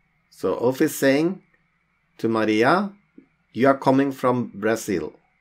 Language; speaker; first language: English; non-native, fluent; Norwegian